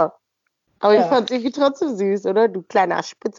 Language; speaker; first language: German; native; German